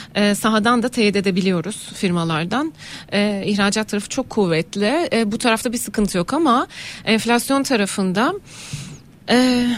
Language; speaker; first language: Turkish; native; Turkish